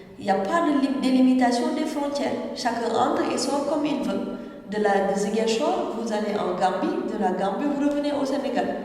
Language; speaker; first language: French; non-native, local second language; Wolof